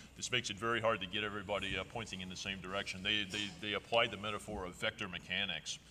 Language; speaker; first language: English; native; English